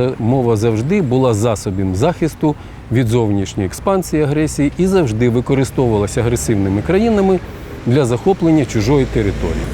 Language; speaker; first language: Ukrainian; non-native, local second language; Russian